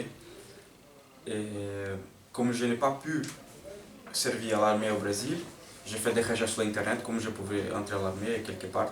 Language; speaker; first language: French; non-native, fluent; Portuguese